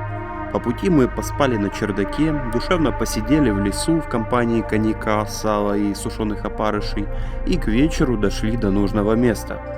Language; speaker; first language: Russian; native; Russian